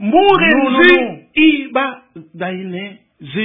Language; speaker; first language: German; non-native, learner; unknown